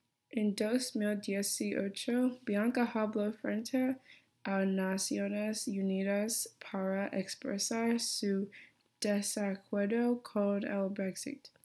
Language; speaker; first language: Spanish; non-native, learner; English